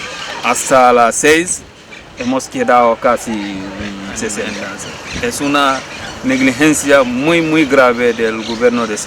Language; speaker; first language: Spanish; non-native, fluent; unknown